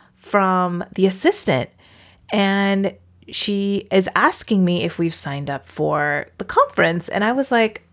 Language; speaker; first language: English; native; English